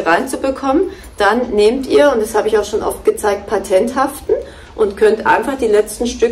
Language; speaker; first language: German; native; German